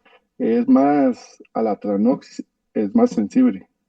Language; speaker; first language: Spanish; native; Spanish